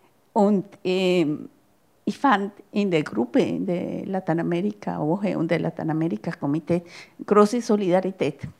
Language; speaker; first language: German; non-native, fluent; Spanish